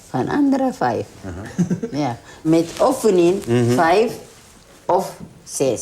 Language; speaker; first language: Dutch; non-native, learner; Tigrinya